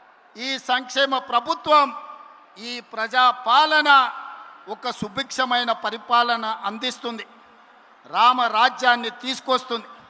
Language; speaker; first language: Telugu; native; Telugu